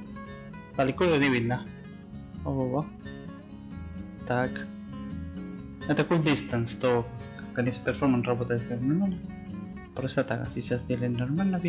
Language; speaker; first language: Russian; non-native, learner; Spanish